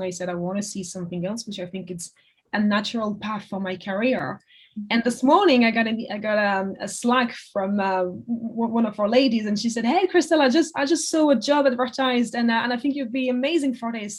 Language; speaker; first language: English; non-native, fluent; French